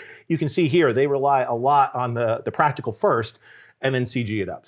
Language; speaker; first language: English; native; English